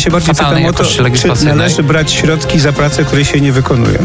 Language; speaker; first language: Polish; native; Polish